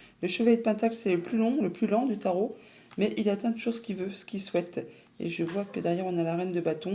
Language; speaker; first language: French; native; French